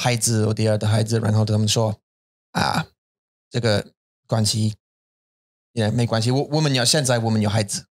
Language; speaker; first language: Chinese; non-native, learner; English